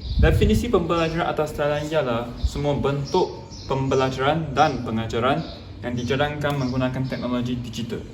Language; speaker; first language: Malay; non-native, local second language; Chinese